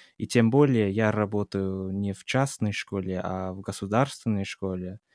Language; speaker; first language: Russian; non-native, fluent; English